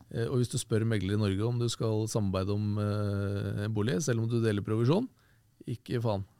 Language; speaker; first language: Norwegian; native; Norwegian